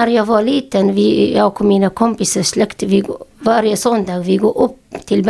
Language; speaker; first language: Swedish; non-native, learner; Syriac